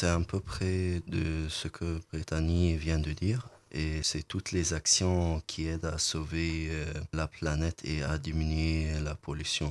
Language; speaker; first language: French; non-native, learner; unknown